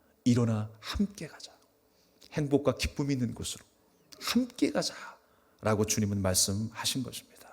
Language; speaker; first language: Korean; native; Korean